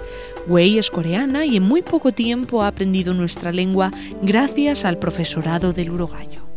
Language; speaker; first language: Spanish; native; Spanish